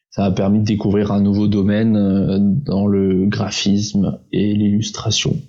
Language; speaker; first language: French; early bilingual, heritage; Czech